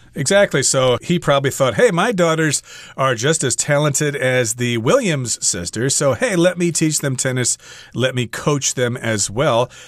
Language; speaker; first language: English; native; English